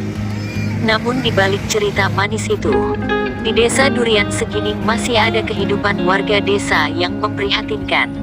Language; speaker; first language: Indonesian; native; Indonesian